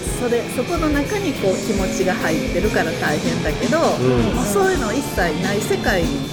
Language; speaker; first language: Japanese; native; Japanese